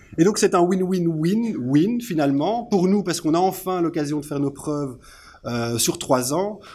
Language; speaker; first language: French; native; French